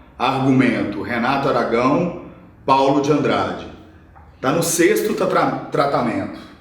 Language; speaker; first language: Portuguese; native; Portuguese